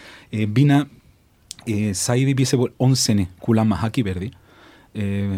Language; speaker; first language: Turkish; non-native, fluent; Spanish